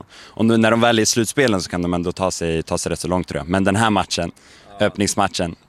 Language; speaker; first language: Swedish; early bilingual, other home language; English